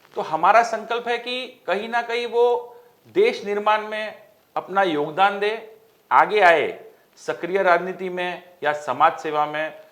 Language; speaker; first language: Hindi; non-native, local second language; Marathi